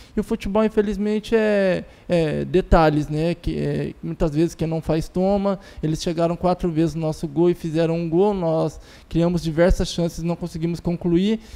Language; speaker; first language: Portuguese; native; Portuguese